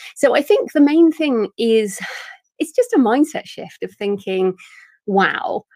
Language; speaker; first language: English; native; English